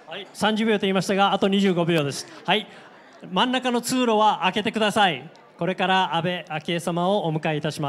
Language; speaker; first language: Japanese; native; Japanese